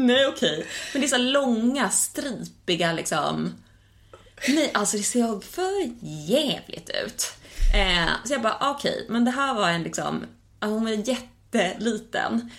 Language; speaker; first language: Swedish; native; Swedish